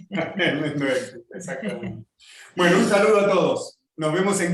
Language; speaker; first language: Spanish; native; Spanish